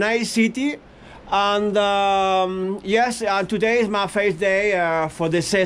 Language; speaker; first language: English; non-native, learner; Spanish